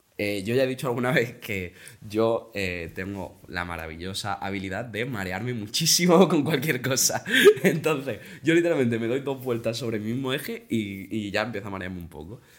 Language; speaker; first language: Spanish; native; Spanish